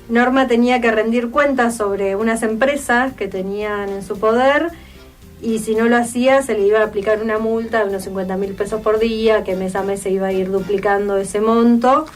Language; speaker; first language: Spanish; native; Spanish